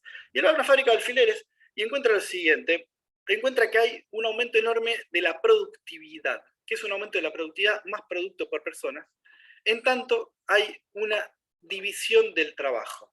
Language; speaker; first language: Spanish; native; Spanish